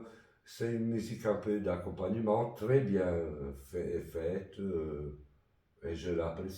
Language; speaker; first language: French; non-native, fluent; Italian